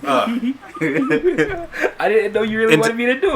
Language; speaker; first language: English; native; English